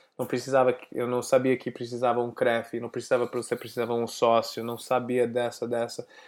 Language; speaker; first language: Portuguese; non-native, learner; English